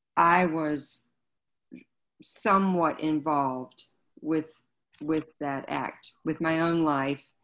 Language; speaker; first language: English; native; English